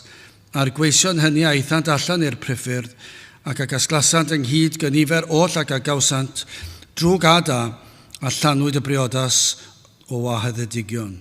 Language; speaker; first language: Welsh; native; Welsh